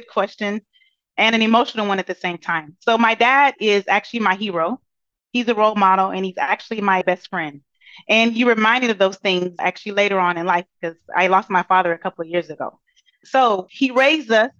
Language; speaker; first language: English; native; English